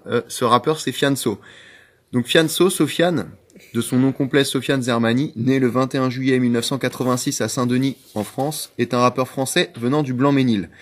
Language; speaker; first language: French; native; French